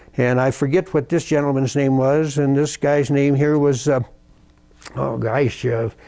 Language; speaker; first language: English; native; English